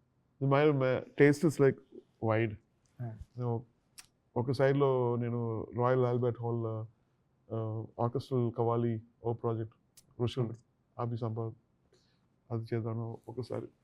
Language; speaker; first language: Telugu; non-native, learner; Tamil